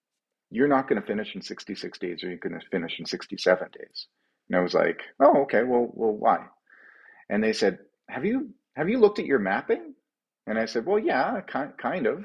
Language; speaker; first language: English; native; English